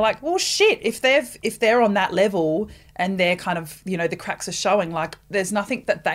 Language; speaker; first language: English; native; English